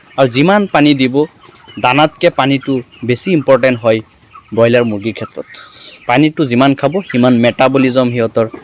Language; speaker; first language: Assamese; native; Assamese